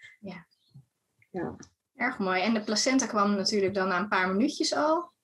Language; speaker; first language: Dutch; native; Dutch